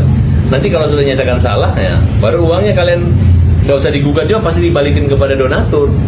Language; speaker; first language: Indonesian; native; Indonesian